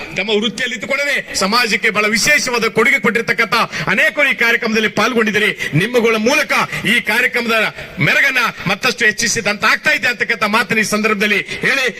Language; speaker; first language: Kannada; native; Kannada